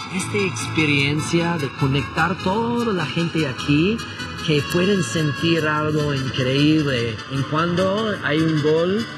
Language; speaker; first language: Spanish; non-native, fluent; English